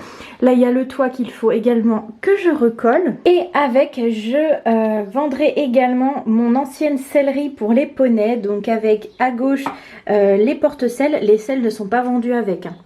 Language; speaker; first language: French; native; French